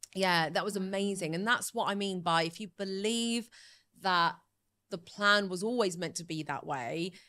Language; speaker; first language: English; early bilingual, other home language; Italian